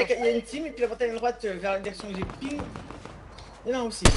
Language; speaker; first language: French; native; French